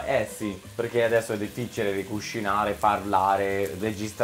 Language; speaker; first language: Italian; early bilingual, heritage; English